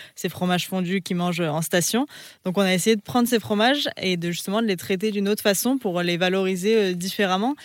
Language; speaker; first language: French; native; French